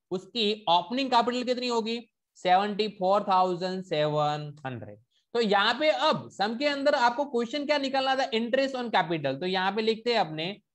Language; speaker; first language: Hindi; non-native, local second language; Gujarati